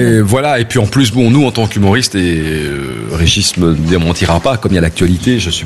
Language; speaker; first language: French; native; French